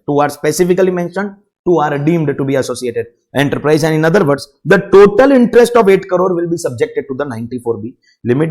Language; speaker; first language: English; non-native, local second language; Hindi